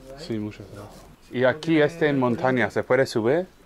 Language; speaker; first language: Spanish; non-native, learner; English